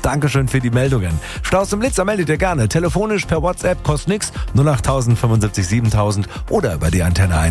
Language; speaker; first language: German; native; German